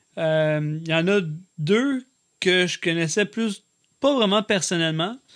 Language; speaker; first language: French; native; French